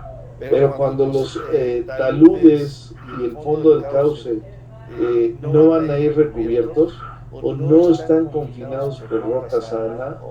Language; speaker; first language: Spanish; native; Spanish